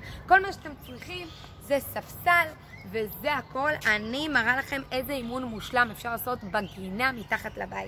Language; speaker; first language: Hebrew; native; Hebrew